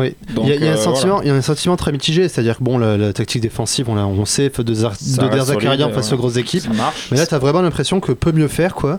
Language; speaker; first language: French; native; French